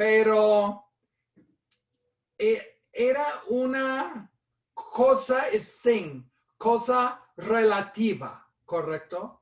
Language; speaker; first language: Spanish; non-native, fluent; English